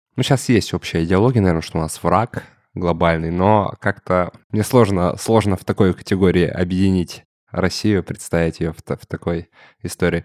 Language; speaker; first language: Russian; native; Russian